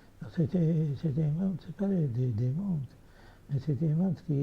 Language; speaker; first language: French; non-native, fluent; Yiddish